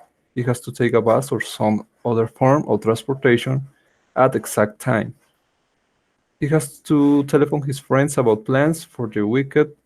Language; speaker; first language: English; non-native, learner; Spanish